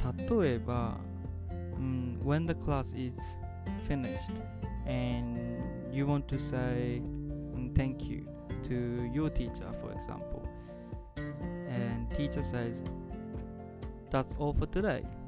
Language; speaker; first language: English; non-native, fluent; Japanese